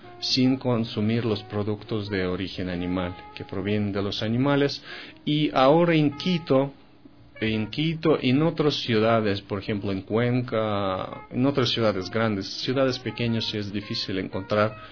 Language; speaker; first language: Spanish; non-native, fluent; Russian